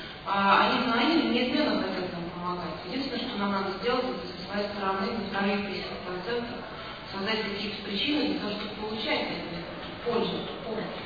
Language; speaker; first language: Russian; native; Russian